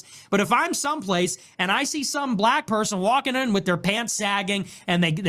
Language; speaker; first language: English; native; English